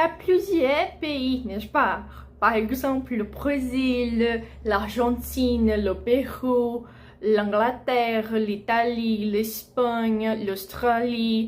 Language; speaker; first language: French; non-native, fluent; Portuguese